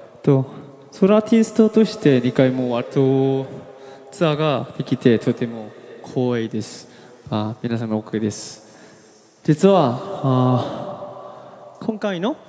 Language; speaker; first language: Japanese; non-native, learner; Korean